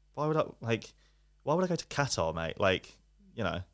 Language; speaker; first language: English; native; English